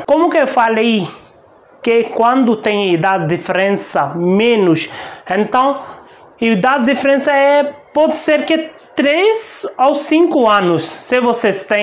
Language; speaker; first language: Portuguese; non-native, learner; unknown